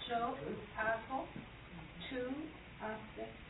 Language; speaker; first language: Spanish; non-native, learner; English